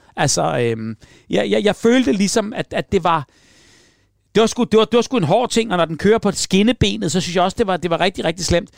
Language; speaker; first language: Danish; native; Danish